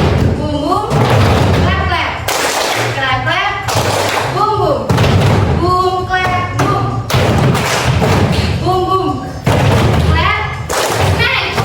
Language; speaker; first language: English; non-native, learner; Indonesian